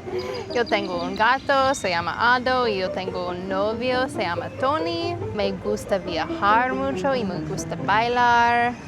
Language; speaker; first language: Spanish; non-native, learner; English